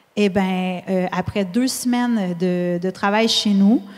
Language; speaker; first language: French; native; French